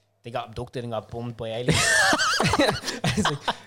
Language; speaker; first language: English; native; English